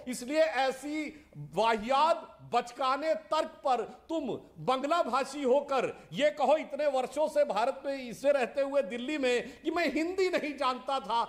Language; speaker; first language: Hindi; native; Hindi